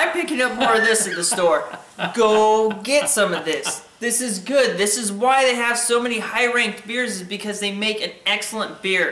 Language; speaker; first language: English; native; English